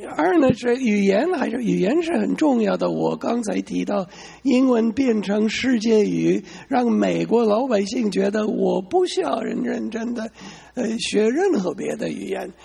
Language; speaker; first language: Chinese; non-native, fluent; English